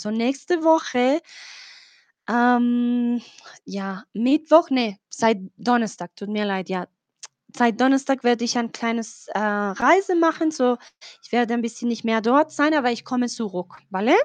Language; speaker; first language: German; non-native, fluent; Spanish